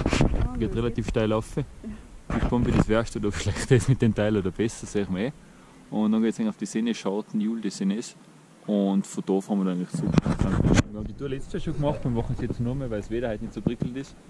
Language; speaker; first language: German; native; German